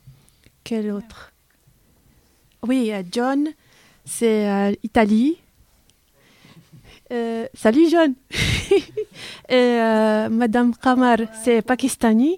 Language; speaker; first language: French; non-native, learner; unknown